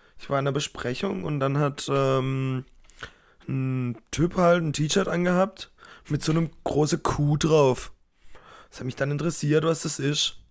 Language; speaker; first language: German; native; German